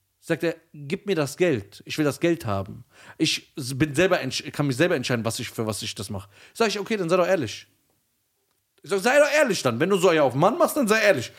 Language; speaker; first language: German; early bilingual, other home language; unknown